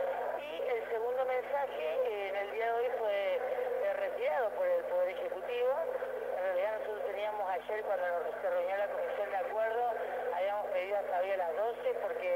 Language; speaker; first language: Spanish; native; Spanish